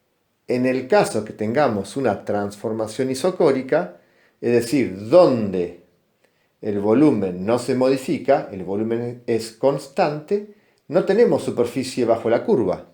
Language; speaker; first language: Spanish; native; Spanish